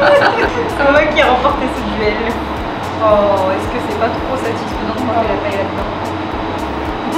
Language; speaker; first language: French; native; French